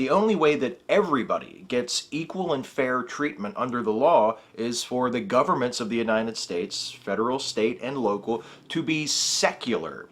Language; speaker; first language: English; native; English